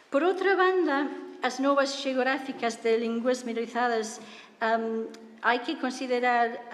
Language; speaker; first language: Galician; non-native, fluent; English